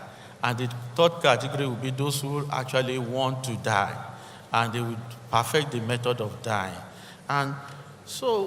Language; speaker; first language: English; non-native, local second language; Yoruba